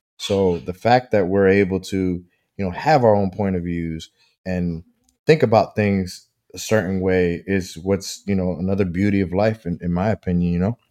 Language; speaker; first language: English; early bilingual, other home language; Spanish